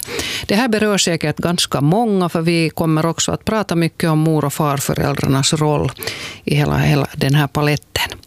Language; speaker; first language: Swedish; native; Swedish